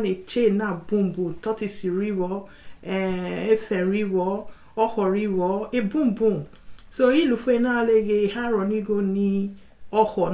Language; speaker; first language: English; non-native, local second language; Bini